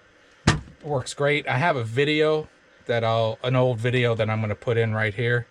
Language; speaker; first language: English; native; English